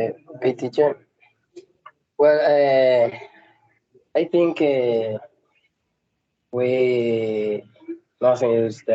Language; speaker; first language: English; non-native, learner; Spanish